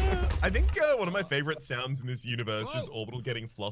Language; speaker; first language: English; native; English